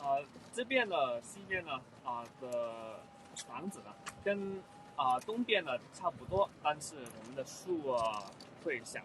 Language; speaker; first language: Chinese; early bilingual, heritage; Chinese